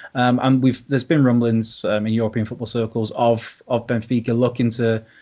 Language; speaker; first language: English; native; English